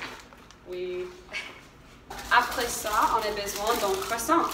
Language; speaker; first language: French; non-native, learner; English